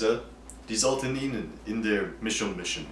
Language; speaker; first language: German; non-native, learner; English